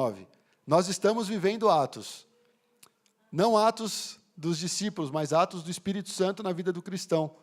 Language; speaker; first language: Portuguese; native; Portuguese